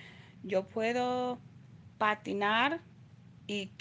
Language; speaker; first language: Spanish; non-native, learner; English